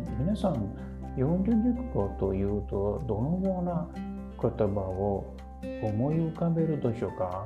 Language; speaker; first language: Japanese; non-native, learner; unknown